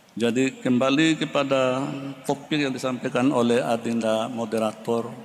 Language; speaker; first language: Indonesian; non-native, local second language; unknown